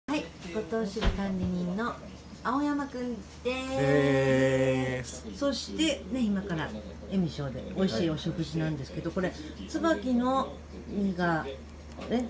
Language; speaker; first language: Japanese; native; Japanese